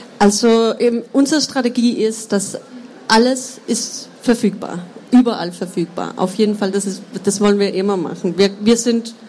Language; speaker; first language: German; non-native, fluent; Danish